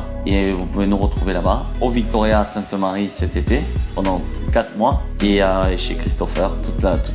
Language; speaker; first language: French; non-native, fluent; Portuguese